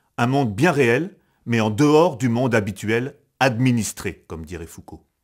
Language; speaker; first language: French; native; French